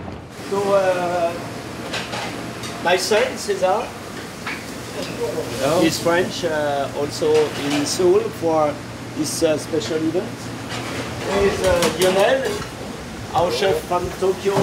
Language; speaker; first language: English; non-native, learner; French